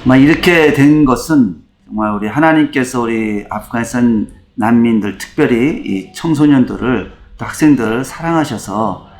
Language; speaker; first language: Korean; native; Korean